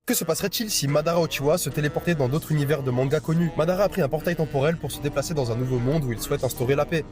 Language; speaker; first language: French; native; French